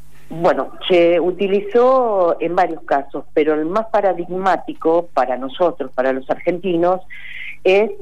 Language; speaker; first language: Spanish; native; Spanish